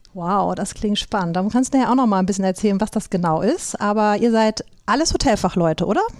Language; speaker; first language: German; native; German